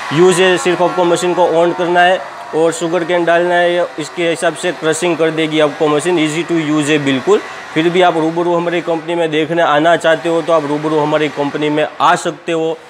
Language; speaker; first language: Hindi; non-native, local second language; Gujarati